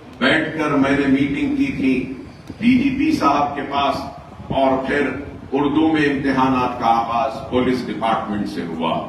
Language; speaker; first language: Urdu; native; Urdu